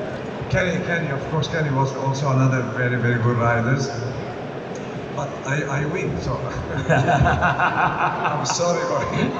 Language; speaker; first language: English; non-native, learner; Italian